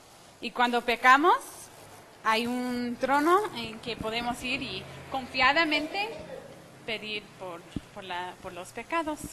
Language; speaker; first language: Spanish; non-native, fluent; English